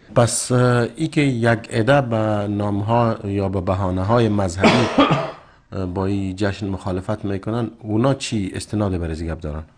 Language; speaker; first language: Persian; native; Persian